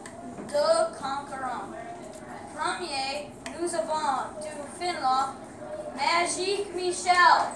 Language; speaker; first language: French; non-native, learner; English